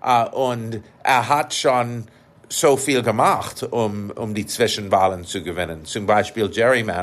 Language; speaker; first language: German; non-native, fluent; English